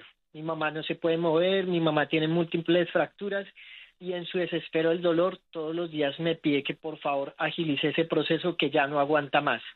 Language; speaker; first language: Spanish; native; Spanish